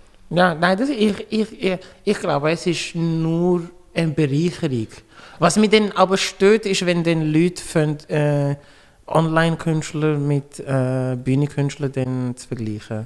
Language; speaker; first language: German; non-native, fluent; Lingala